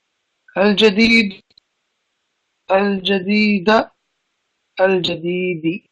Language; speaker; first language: Arabic; non-native, fluent; English